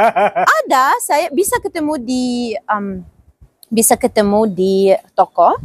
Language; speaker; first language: Indonesian; non-native, fluent; Ukrainian